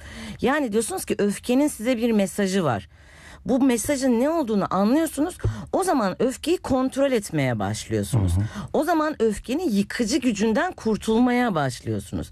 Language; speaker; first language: Turkish; native; Turkish